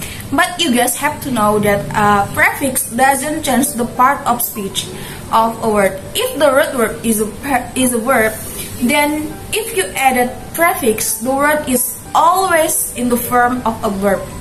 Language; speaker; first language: English; non-native, learner; Indonesian